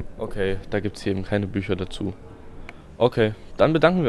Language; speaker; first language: German; native; German